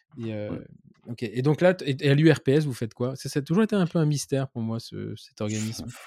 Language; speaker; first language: French; native; French